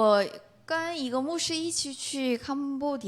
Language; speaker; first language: Chinese; non-native, fluent; Korean